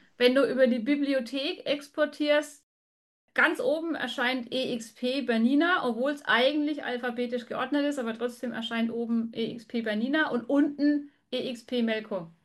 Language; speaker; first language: German; native; German